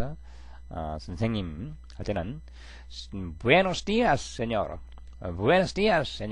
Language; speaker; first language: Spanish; non-native, fluent; Korean